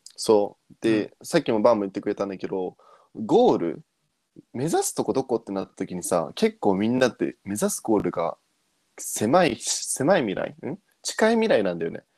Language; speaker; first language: Japanese; early bilingual, heritage; Japanese